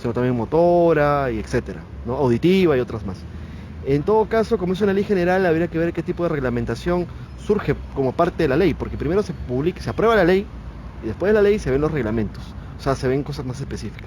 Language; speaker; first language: Spanish; native; Spanish